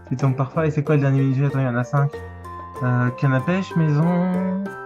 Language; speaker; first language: French; native; French